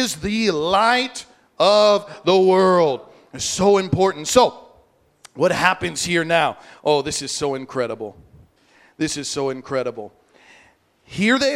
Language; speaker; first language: English; native; English